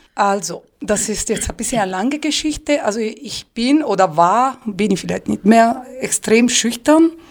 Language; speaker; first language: German; non-native, fluent; Italian